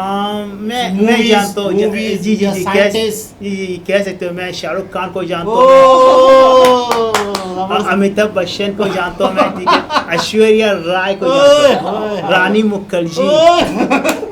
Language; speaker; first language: Hindi; non-native, learner; Arabic